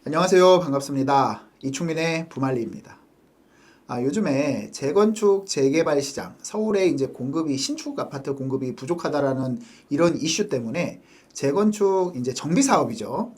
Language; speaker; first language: Korean; native; Korean